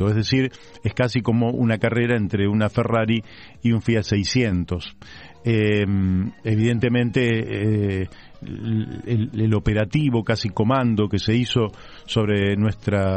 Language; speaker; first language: Spanish; native; Spanish